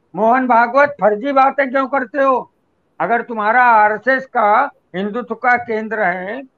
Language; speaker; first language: Hindi; native; Hindi